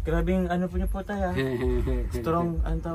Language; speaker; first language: Filipino; native; Filipino